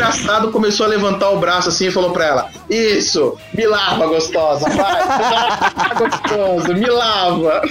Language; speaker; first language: Portuguese; native; Portuguese